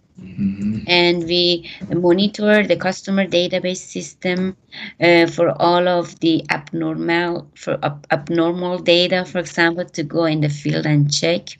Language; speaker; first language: English; non-native, fluent; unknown